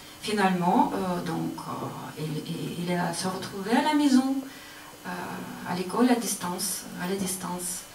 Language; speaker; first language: French; non-native, learner; Russian